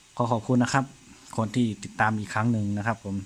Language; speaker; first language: Thai; non-native, local second language; Northeastern Thai